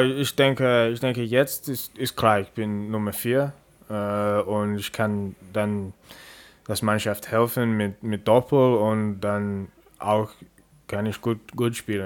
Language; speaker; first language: German; non-native, learner; English